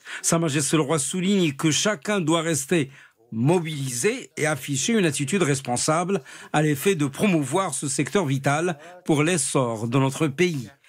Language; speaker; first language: French; non-native, local second language; Arabic